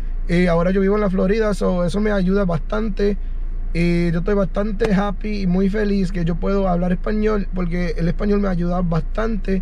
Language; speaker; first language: Spanish; early bilingual, heritage; English